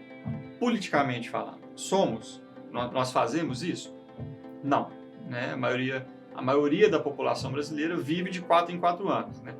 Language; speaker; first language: Portuguese; native; Portuguese